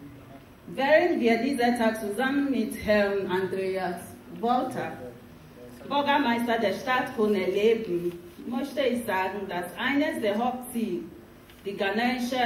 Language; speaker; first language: German; non-native, fluent; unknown